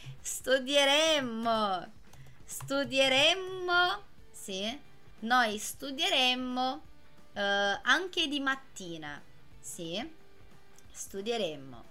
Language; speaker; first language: Italian; non-native, fluent; Portuguese